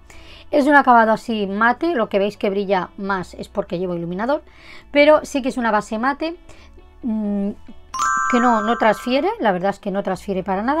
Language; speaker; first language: Spanish; native; Spanish